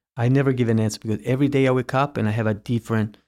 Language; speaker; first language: English; early bilingual, heritage; Italian